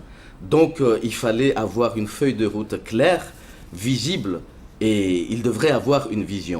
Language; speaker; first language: French; non-native, local second language; Malagasy